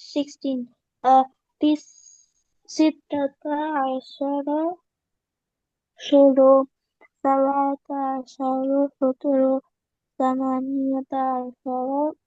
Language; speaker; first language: Arabic; non-native, learner; Bangla